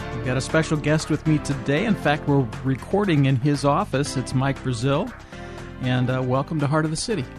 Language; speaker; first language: English; native; English